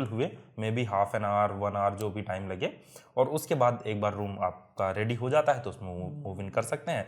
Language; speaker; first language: Hindi; native; Hindi